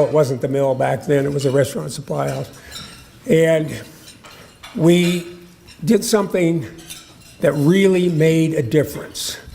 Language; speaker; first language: English; native; English